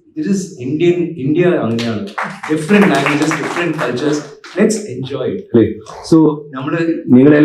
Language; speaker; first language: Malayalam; non-native, learner; Tamil